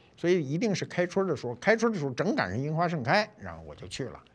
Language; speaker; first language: Chinese; native; Chinese